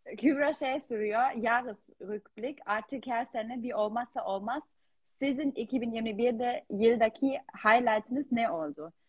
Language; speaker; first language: Turkish; non-native, fluent; German